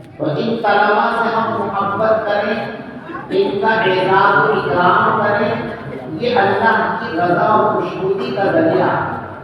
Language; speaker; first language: Urdu; native; Urdu